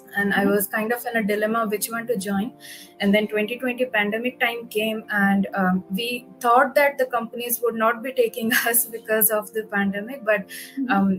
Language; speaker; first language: English; non-native, local second language; Odia